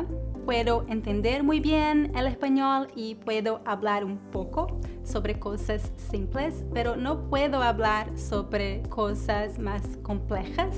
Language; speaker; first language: Spanish; non-native, learner; Portuguese